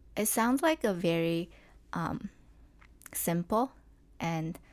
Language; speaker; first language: English; non-native, fluent; Chinese